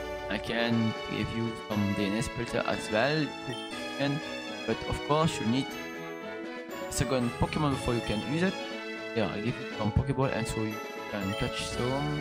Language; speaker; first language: English; non-native, learner; French